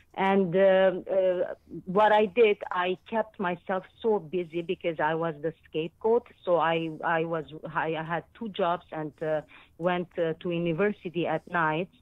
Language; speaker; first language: English; non-native, fluent; Arabic